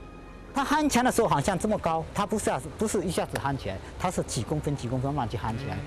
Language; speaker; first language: Chinese; native; Chinese